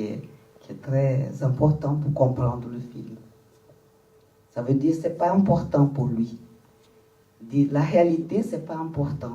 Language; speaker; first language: French; non-native, fluent; Portuguese